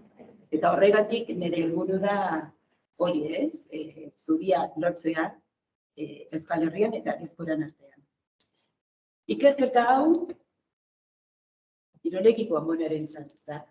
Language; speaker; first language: Basque; non-native, fluent; Spanish